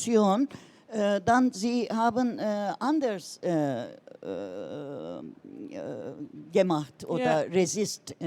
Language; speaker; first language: German; non-native, learner; Turkish